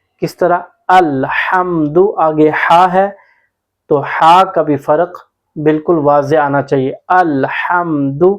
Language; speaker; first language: Urdu; non-native, local second language; Punjabi